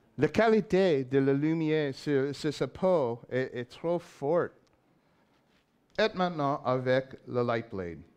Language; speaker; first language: French; non-native, learner; English